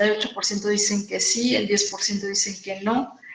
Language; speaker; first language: Spanish; native; Spanish